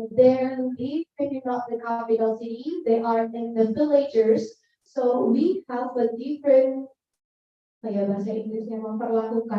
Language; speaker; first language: English; non-native, learner; Indonesian